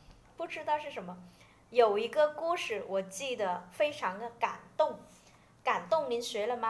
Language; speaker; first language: Chinese; non-native, fluent; Vietnamese